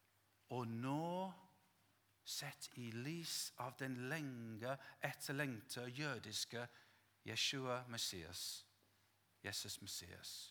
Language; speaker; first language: Norwegian; non-native, fluent; English